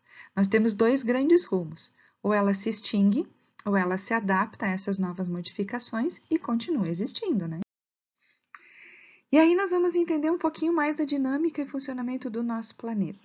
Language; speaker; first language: Portuguese; native; Portuguese